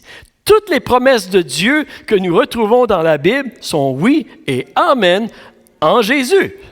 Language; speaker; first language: French; native; French